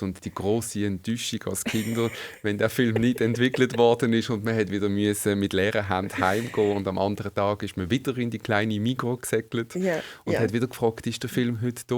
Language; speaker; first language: German; native; German